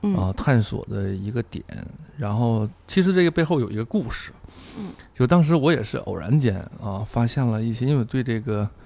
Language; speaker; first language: Chinese; native; Chinese